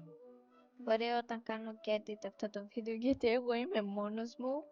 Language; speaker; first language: Greek; early bilingual, heritage; Greek